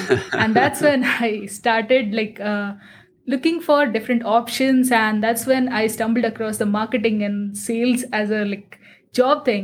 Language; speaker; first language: English; non-native, local second language; Hindi